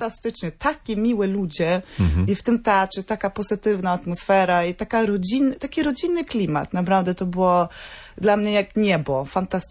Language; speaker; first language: Polish; non-native, fluent; Norwegian